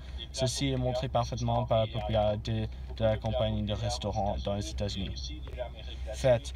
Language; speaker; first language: French; non-native, learner; English